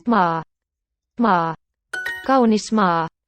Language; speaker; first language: Finnish; non-native, learner; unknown